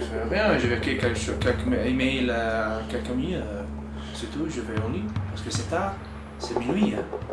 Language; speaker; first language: French; non-native, learner; Italian